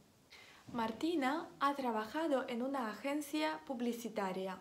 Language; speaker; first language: Spanish; non-native, fluent; Ukrainian